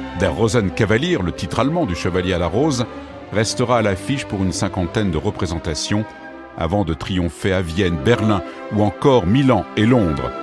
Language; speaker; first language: French; native; French